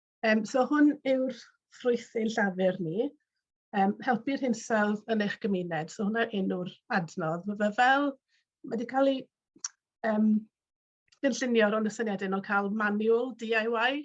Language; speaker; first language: Welsh; native; Welsh